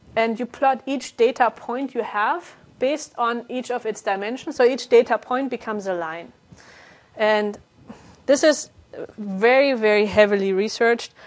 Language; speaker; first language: English; non-native, fluent; German